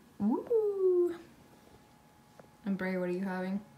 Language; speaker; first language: English; native; English